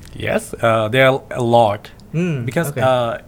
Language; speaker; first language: English; non-native, local second language; Bangla